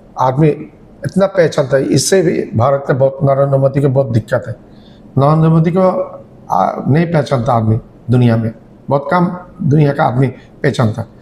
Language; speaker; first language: Hindi; non-native, learner; Bangla